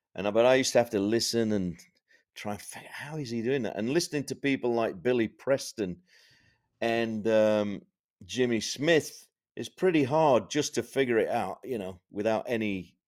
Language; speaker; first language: English; native; English